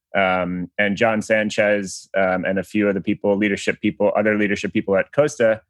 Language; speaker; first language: English; native; English